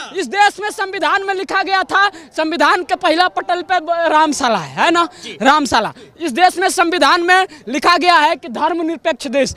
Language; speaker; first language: Hindi; native; Hindi